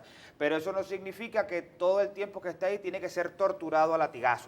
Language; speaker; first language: Spanish; native; Spanish